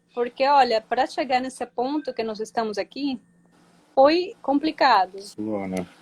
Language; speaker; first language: Portuguese; non-native, fluent; Spanish